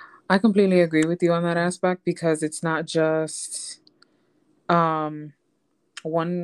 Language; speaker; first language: English; early bilingual, other home language; Spanish